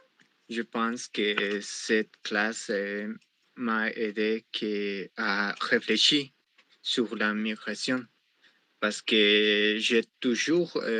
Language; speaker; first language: French; non-native, learner; Spanish